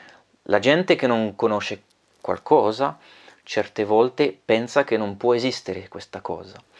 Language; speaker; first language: Italian; non-native, learner; French